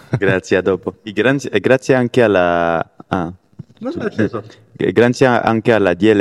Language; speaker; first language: Italian; non-native, learner; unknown